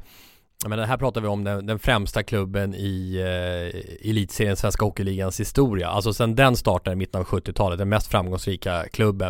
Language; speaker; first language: Swedish; native; Swedish